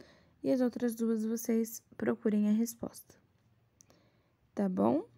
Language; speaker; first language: Portuguese; native; Portuguese